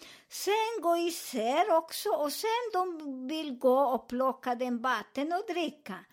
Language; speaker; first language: Swedish; non-native, learner; Spanish